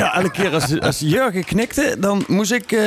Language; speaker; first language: Dutch; native; Dutch